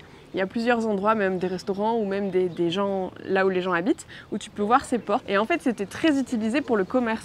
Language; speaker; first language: French; native; French